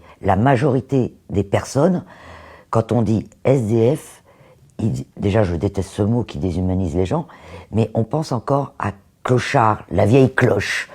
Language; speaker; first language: French; native; French